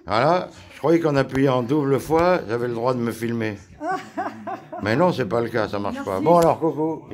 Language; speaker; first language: French; native; French